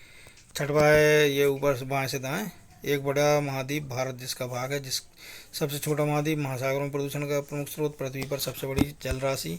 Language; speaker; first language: Hindi; native; Hindi